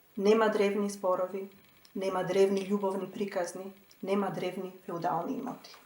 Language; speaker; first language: Macedonian; native; Macedonian